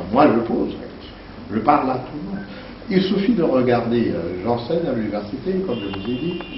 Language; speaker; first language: French; non-native, local second language; Luba-Lulua